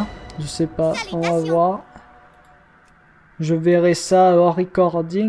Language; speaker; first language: French; native; French